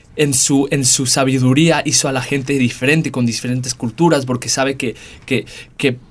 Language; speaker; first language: Spanish; early bilingual, heritage; Spanish